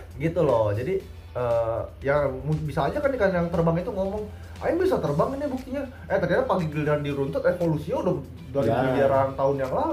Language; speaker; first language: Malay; non-native, local second language; Sundanese